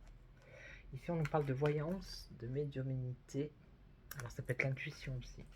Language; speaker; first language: French; native; French